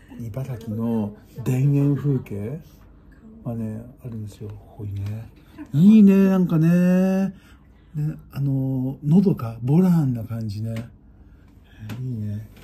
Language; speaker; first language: Japanese; native; Japanese